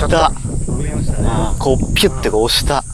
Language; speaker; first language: Japanese; native; Japanese